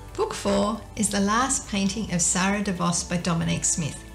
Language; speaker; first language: English; native; English